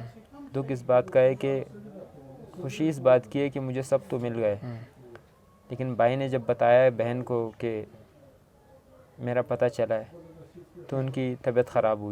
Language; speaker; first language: Hindi; non-native, local second language; Pashto